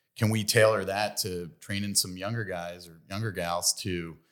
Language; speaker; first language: English; native; English